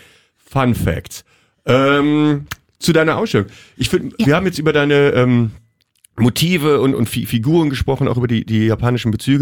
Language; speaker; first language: German; native; German